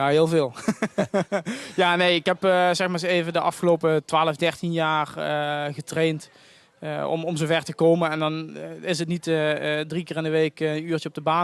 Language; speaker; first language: Dutch; native; Dutch